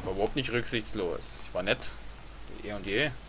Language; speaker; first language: German; native; German